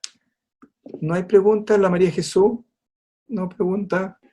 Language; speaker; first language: Spanish; native; Spanish